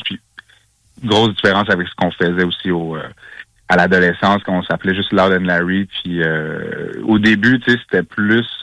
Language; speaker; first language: French; native; French